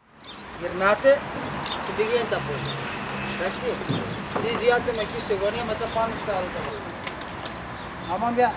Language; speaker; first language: Greek; non-native, fluent; Persian